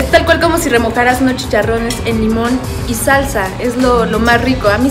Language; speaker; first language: Spanish; native; Spanish